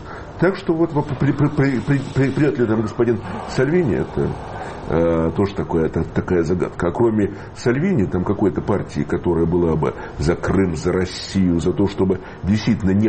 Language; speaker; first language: Russian; native; Russian